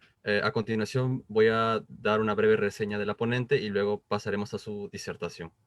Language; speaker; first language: Spanish; native; Spanish